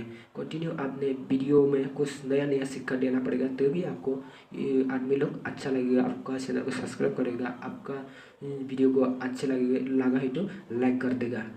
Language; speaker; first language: Hindi; non-native, local second language; Bodo